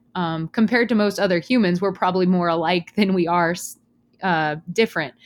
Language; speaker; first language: English; native; English